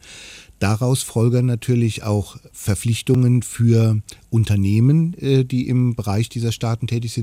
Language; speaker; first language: German; native; German